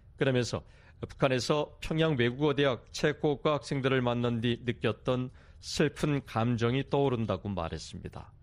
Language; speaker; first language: Korean; non-native, fluent; Czech